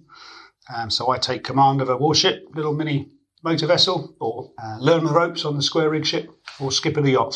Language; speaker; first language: English; native; English